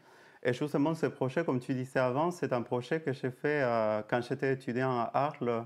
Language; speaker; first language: French; native; French